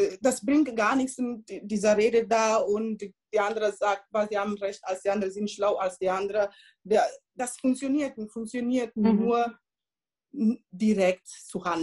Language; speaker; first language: German; non-native, learner; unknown